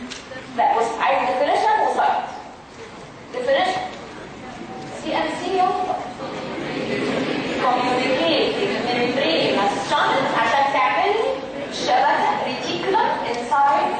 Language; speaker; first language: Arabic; native; Arabic